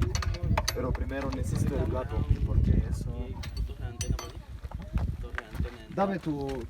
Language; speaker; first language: Spanish; non-native, learner; Romanian